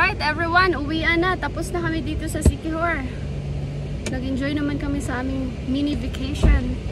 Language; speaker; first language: Filipino; non-native, local second language; Cebuano